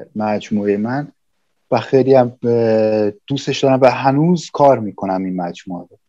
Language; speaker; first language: Persian; native; Persian